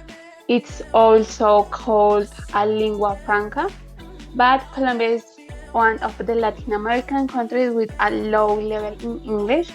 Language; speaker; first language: English; non-native, learner; Spanish